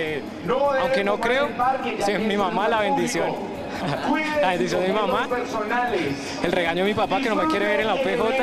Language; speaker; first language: Spanish; native; Spanish